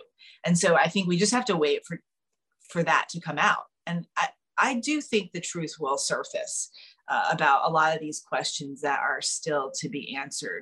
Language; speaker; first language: English; native; English